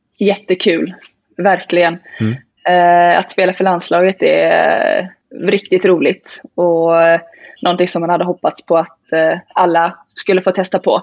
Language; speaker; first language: Swedish; native; Swedish